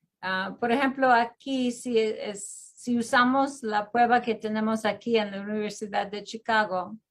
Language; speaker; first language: Spanish; non-native, fluent; English